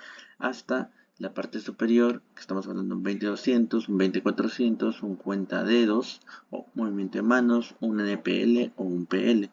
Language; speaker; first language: Spanish; native; Spanish